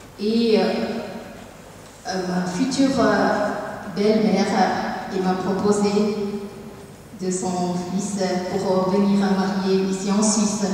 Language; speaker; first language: French; non-native, learner; Tamil